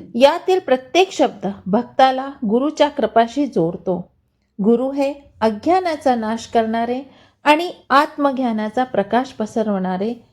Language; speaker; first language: Marathi; non-native, local second language; Hindi